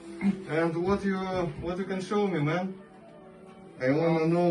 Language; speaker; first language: English; non-native, learner; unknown